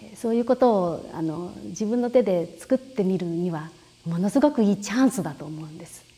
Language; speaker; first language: Japanese; native; Japanese